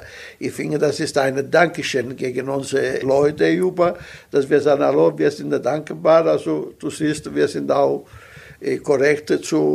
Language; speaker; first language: German; non-native, local second language; Italian